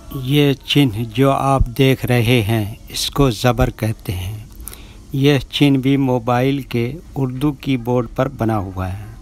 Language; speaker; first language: Hindi; native; Hindi